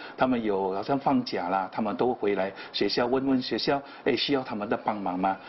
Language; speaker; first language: Chinese; native; Chinese